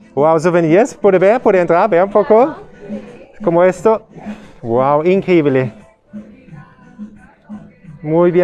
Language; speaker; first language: Spanish; non-native, learner; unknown